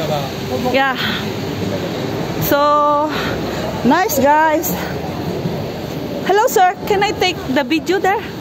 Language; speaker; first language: English; non-native, learner; Filipino